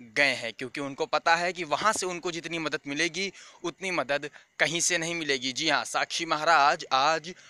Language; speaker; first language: Hindi; native; Hindi